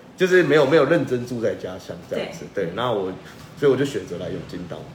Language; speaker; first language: Chinese; native; Chinese